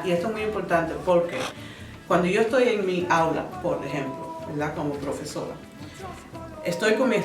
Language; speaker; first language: Spanish; early bilingual, other home language; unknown